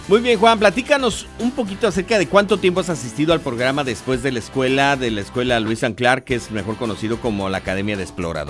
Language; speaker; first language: Spanish; native; Spanish